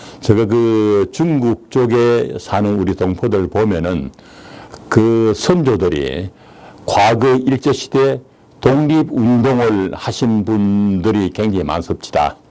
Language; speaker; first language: Korean; native; Korean